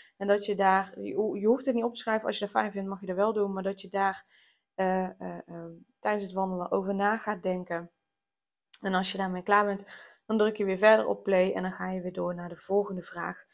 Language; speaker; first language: Dutch; native; Dutch